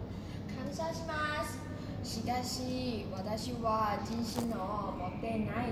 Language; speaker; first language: Japanese; non-native, learner; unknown